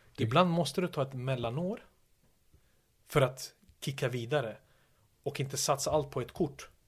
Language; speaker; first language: Swedish; early bilingual, other home language; Serbian